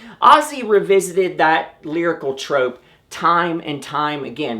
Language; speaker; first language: English; native; English